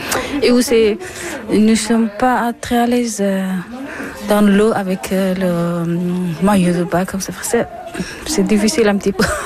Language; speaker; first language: French; non-native, learner; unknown